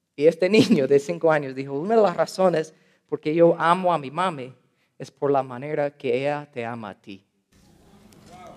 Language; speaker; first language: Spanish; non-native, fluent; English